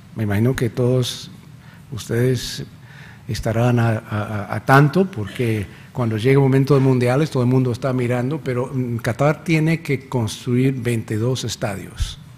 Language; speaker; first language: Spanish; non-native, fluent; English